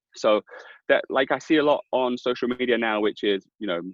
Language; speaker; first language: English; native; English